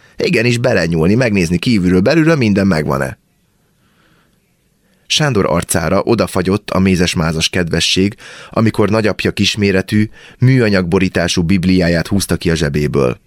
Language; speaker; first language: Hungarian; native; Hungarian